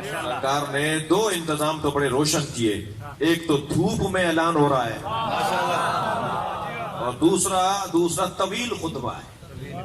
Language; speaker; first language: Urdu; native; Urdu